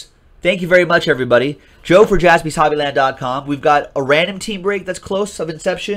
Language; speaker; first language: English; native; English